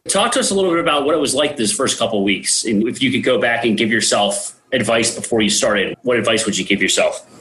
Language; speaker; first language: English; native; English